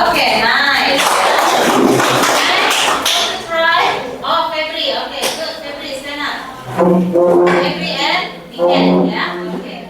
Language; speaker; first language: English; non-native, fluent; Indonesian